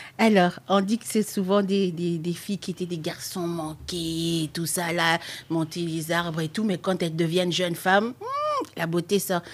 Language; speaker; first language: French; non-native, local second language; Lingala